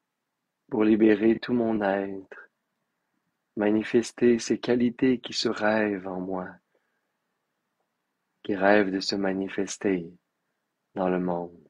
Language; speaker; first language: French; native; French